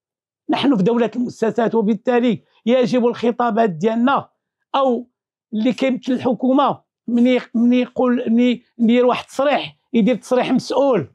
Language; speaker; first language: Arabic; native; Arabic